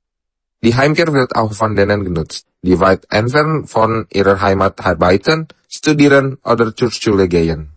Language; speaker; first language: German; non-native, fluent; Indonesian